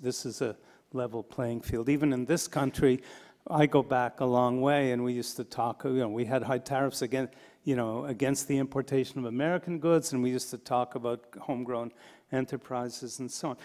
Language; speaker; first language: English; native; English